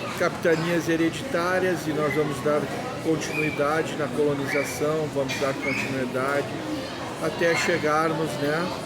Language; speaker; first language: Portuguese; native; Portuguese